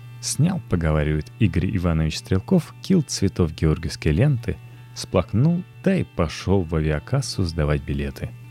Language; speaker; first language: Russian; native; Russian